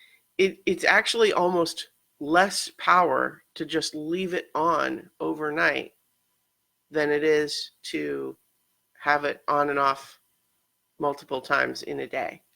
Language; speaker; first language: English; native; English